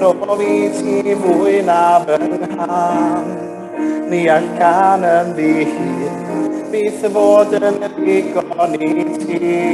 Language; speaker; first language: Welsh; native; Welsh